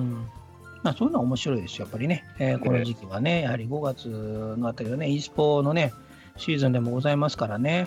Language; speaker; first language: Japanese; native; Japanese